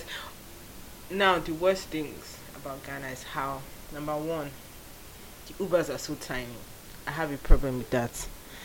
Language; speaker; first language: English; non-native, local second language; Igbo